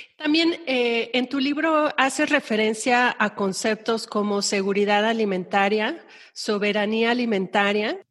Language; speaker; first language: Spanish; native; Spanish